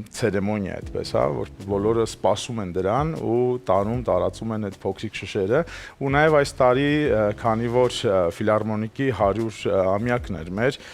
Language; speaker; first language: Armenian; native; Armenian